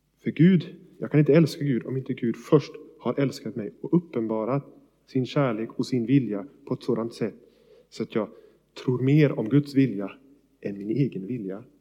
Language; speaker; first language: Swedish; native; Swedish